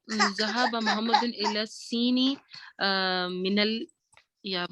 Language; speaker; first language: Arabic; non-native, learner; Urdu